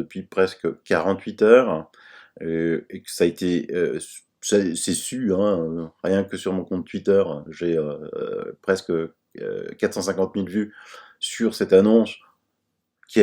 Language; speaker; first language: French; native; French